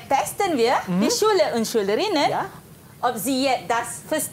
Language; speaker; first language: German; non-native, fluent; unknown